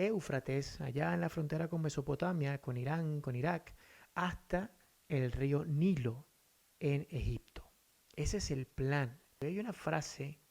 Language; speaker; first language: Spanish; native; Spanish